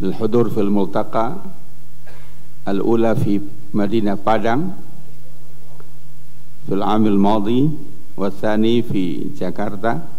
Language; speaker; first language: Arabic; non-native, fluent; Indonesian